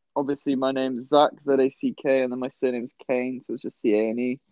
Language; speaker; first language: English; native; English